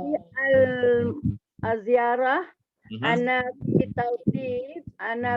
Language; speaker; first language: Arabic; non-native, learner; Malay